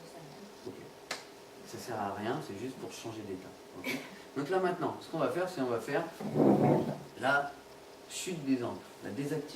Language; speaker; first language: French; native; French